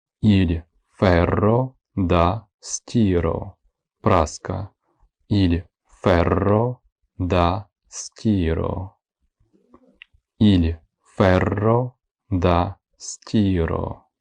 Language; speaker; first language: Italian; non-native, fluent; Ukrainian